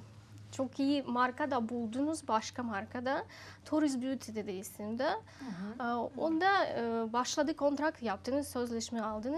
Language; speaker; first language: Turkish; non-native, learner; Russian